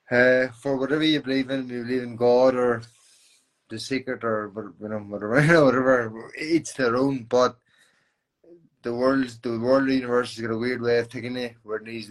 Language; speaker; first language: English; native; English